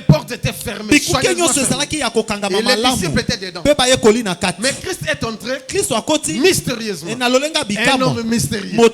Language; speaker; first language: French; non-native, local second language; Lingala